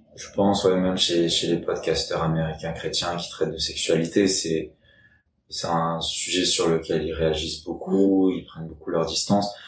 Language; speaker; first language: French; native; French